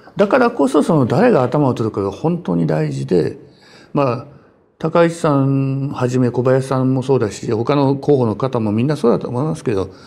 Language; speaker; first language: Japanese; native; Japanese